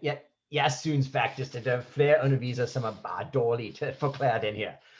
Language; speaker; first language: Danish; non-native, fluent; English